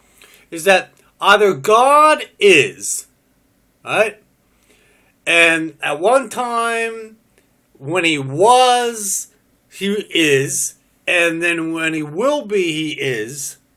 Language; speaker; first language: English; native; English